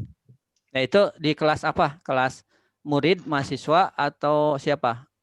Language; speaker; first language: Indonesian; native; Indonesian